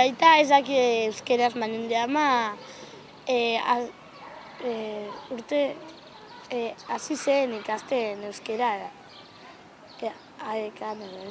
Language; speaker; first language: Basque; non-native, local second language; Spanish